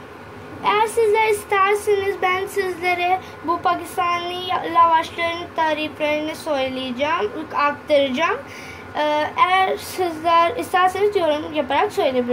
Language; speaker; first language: Turkish; non-native, learner; Urdu